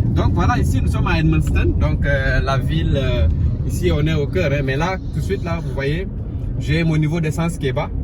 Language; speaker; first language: French; non-native, local second language; Wolof